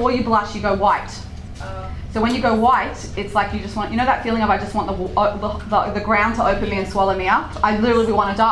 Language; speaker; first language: English; native; English